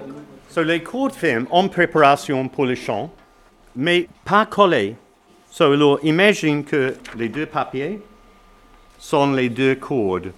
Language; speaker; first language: French; non-native, learner; English